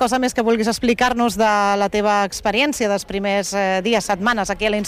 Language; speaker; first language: Catalan; native; Catalan